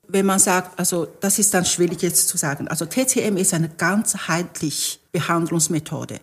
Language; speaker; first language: German; non-native, fluent; Chinese